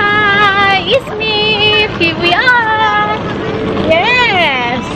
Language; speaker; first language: English; non-native, learner; Indonesian